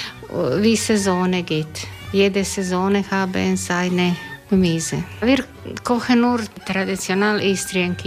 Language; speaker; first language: German; non-native, learner; Croatian